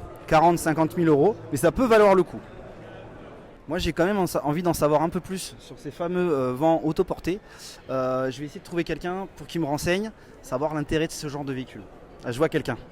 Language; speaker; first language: French; native; French